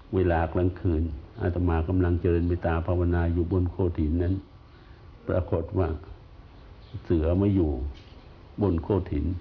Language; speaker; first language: Thai; non-native, fluent; Khmer